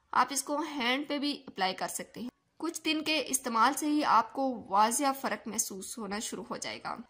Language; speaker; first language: Urdu; native; Urdu